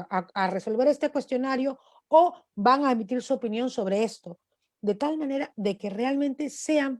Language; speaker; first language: Spanish; native; Spanish